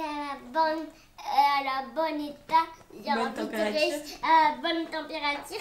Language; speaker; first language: French; early bilingual, other home language; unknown